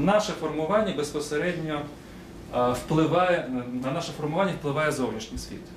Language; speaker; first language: Ukrainian; non-native, local second language; Russian